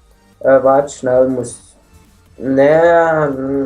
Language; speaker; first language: German; native; German